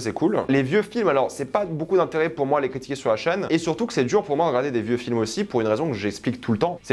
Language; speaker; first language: French; native; French